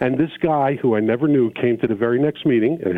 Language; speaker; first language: English; early bilingual, other home language; Sicilian